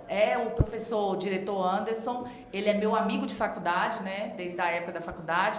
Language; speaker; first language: Portuguese; native; Portuguese